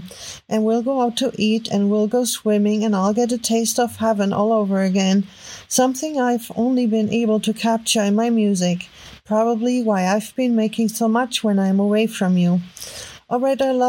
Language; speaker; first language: English; non-native, fluent; German